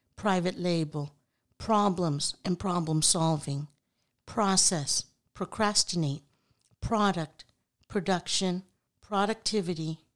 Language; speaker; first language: English; non-native, local second language; Urdu